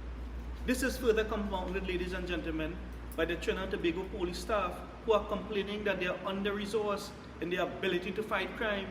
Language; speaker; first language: English; native; English